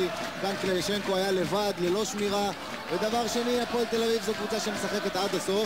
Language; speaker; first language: Hebrew; native; Hebrew